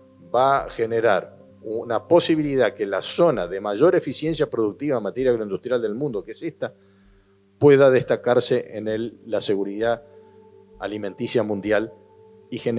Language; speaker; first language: Spanish; native; Spanish